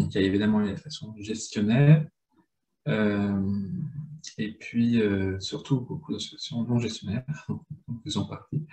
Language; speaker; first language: French; native; French